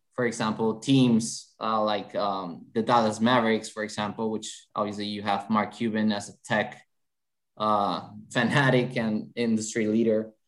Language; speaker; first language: English; non-native, fluent; Spanish